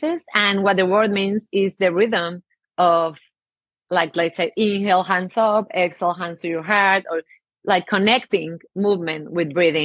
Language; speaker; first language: English; non-native, fluent; Spanish